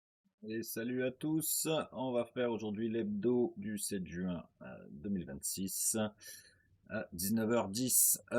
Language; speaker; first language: French; native; French